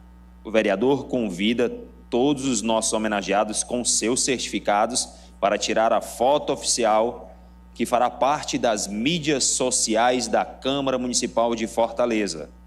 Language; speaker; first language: Portuguese; native; Portuguese